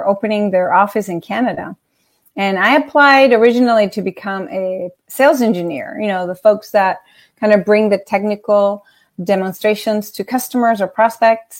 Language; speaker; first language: English; non-native, fluent; Spanish